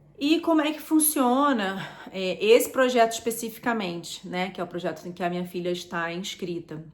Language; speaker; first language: Portuguese; native; Portuguese